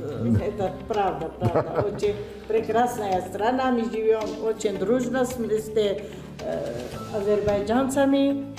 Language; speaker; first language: Russian; non-native, learner; Georgian